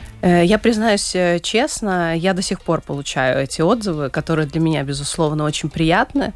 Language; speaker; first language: Russian; native; Russian